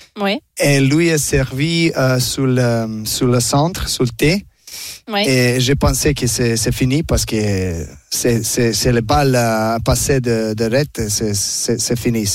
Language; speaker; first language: French; non-native, learner; Serbian